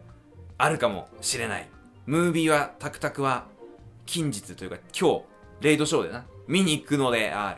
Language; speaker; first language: Japanese; native; Japanese